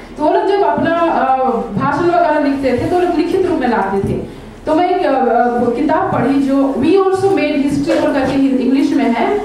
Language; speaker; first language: Hindi; non-native, local second language; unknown